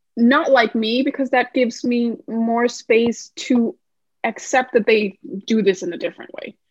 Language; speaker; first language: English; non-native, fluent; Danish